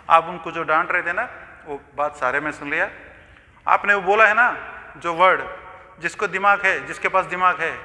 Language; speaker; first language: Hindi; non-native, local second language; Telugu